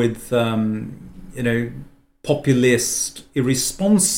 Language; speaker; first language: English; native; English